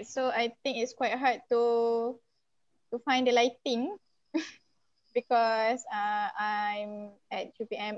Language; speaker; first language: English; non-native, local second language; Malay